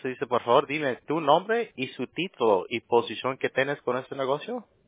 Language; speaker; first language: Spanish; early bilingual, heritage; Spanish